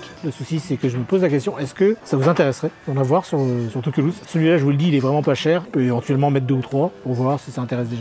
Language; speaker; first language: French; native; French